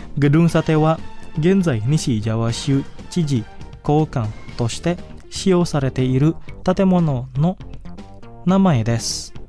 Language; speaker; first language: Japanese; non-native, fluent; Indonesian